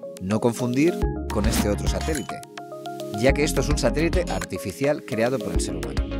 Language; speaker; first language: Spanish; native; Spanish